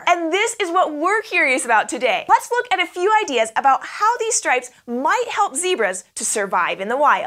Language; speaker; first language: English; native; English